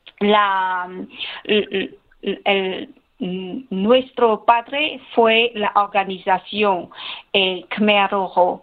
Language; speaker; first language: Spanish; non-native, learner; Khmer